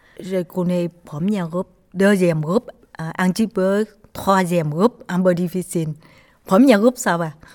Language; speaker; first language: French; non-native, learner; Vietnamese